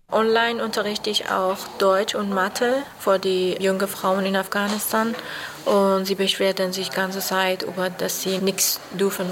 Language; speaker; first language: German; non-native, fluent; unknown